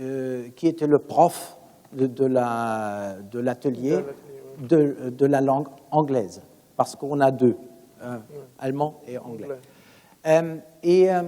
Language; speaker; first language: French; non-native, fluent; German